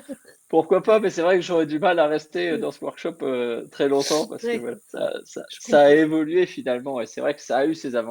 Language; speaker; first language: French; native; French